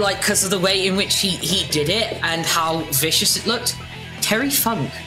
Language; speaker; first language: English; native; English